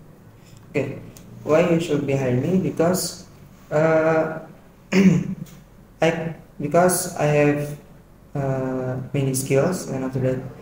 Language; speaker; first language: English; non-native, learner; Indonesian